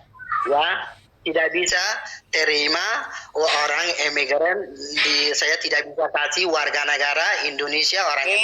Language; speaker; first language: Indonesian; non-native, learner; Rohingya